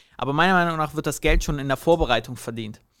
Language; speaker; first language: German; native; German